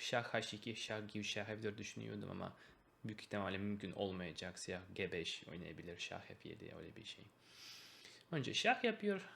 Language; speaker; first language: Turkish; non-native, fluent; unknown